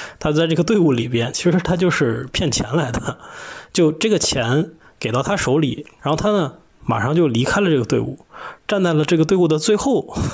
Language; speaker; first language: Chinese; native; Chinese